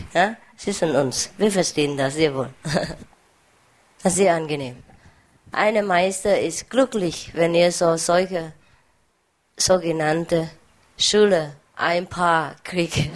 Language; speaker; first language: German; non-native, fluent; Vietnamese